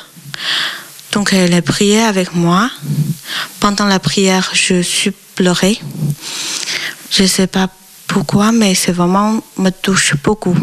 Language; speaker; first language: French; non-native, learner; Chinese